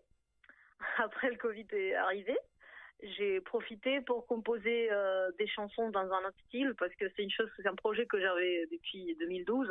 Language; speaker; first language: French; native; French